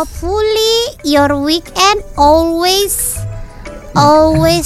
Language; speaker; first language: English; non-native, learner; Indonesian